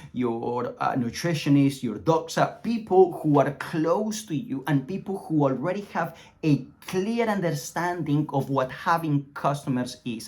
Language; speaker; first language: English; non-native, fluent; Spanish